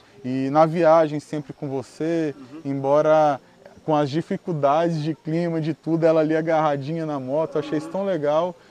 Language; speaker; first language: Portuguese; native; Portuguese